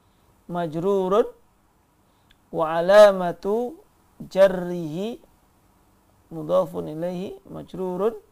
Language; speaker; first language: Arabic; non-native, fluent; Indonesian